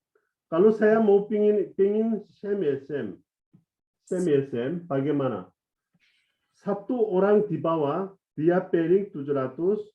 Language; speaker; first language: Indonesian; non-native, fluent; Korean